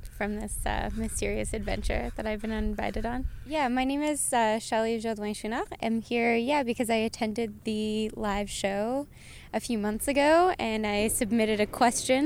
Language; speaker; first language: English; native; English